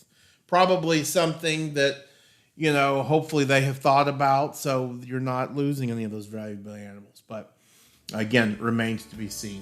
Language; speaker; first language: English; native; English